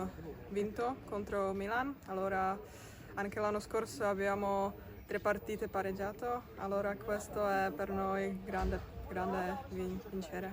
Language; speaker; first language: Italian; non-native, learner; Czech